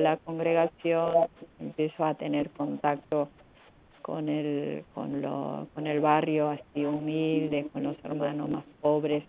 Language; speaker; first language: Spanish; non-native, fluent; Korean